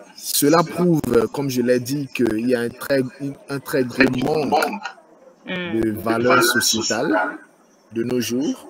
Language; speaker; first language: French; non-native, fluent; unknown